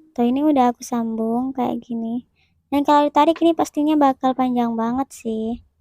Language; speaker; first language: Indonesian; native; Indonesian